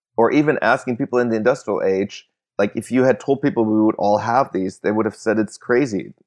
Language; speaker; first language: English; early bilingual, other home language; German